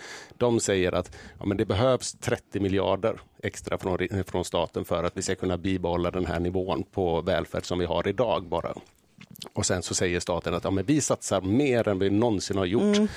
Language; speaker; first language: Swedish; native; Swedish